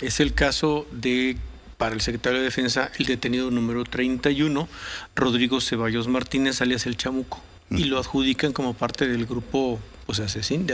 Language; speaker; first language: Spanish; native; Spanish